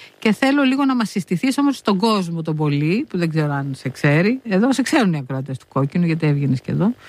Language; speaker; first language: Greek; native; Greek